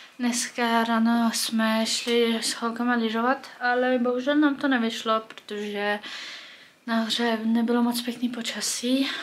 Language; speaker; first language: Czech; early bilingual, heritage; Czech